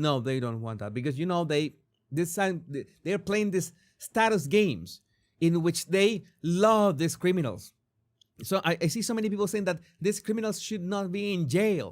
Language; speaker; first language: English; non-native, fluent; Spanish